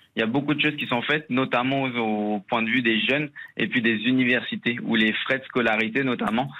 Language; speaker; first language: French; native; French